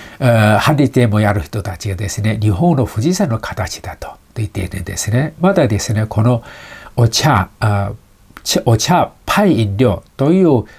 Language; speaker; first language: Japanese; non-native, fluent; Chinese